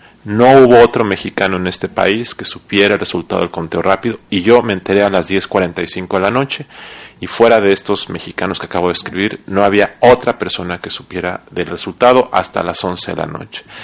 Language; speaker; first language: Spanish; native; Spanish